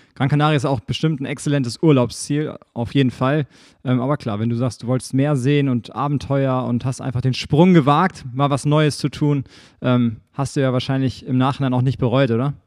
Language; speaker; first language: German; native; German